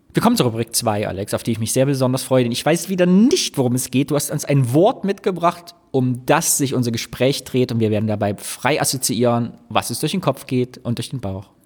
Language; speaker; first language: German; native; German